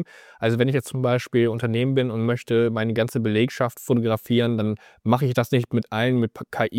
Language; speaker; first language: German; native; German